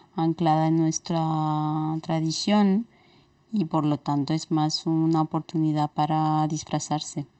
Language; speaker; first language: Spanish; non-native, fluent; Romanian